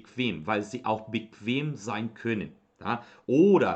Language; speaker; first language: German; non-native, fluent; Portuguese